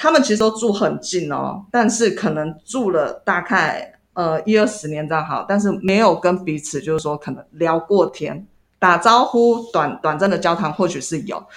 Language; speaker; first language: Chinese; native; Chinese